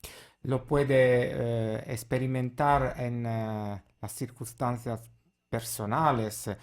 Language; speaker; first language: Spanish; non-native, fluent; Italian